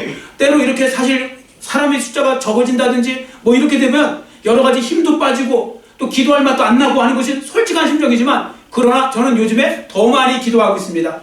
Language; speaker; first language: Korean; native; Korean